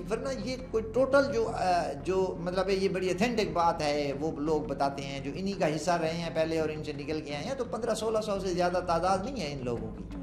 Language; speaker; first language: Urdu; non-native, local second language; Baluchi